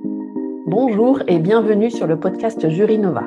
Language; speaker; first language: French; native; French